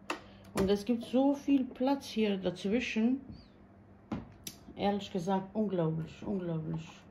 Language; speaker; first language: German; non-native, learner; Bosnian